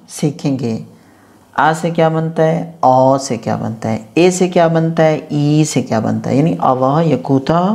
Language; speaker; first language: Urdu; non-native, local second language; Punjabi